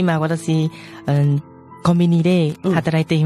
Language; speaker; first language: Japanese; non-native, learner; Vietnamese